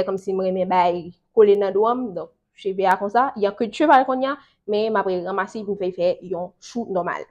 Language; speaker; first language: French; non-native, local second language; Haitian Creole